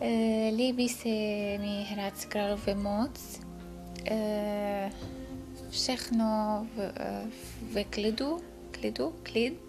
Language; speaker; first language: Czech; non-native, learner; Arabic